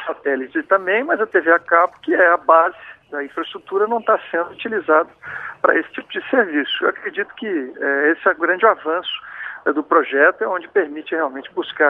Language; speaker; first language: Portuguese; native; Portuguese